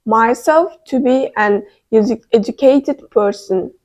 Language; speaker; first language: English; non-native, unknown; Kazakh